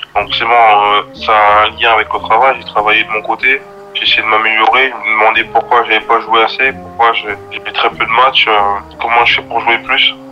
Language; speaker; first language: French; native; French